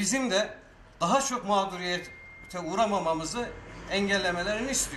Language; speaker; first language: Turkish; native; Turkish